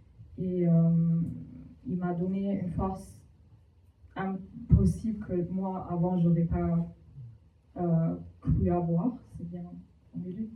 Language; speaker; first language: French; non-native, fluent; German